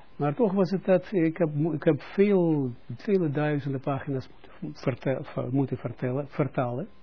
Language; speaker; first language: Dutch; non-native, fluent; Russian